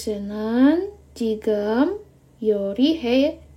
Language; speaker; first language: Korean; non-native, fluent; Indonesian